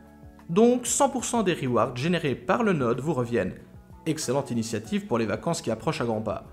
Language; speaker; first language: French; native; French